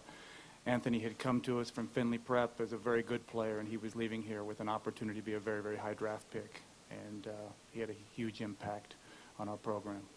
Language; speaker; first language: English; native; English